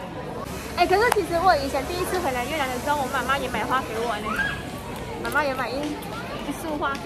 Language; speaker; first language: Chinese; non-native, local second language; Vietnamese